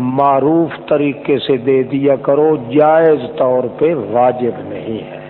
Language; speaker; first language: Urdu; non-native, local second language; Saraiki